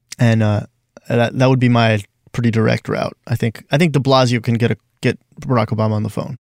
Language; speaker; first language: English; native; English